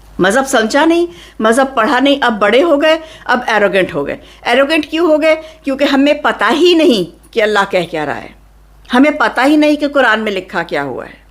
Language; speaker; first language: Urdu; native; Urdu